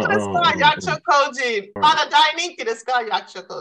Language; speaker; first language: Japanese; non-native, fluent; English